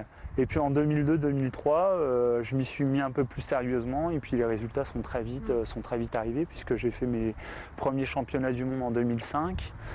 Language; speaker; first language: French; native; French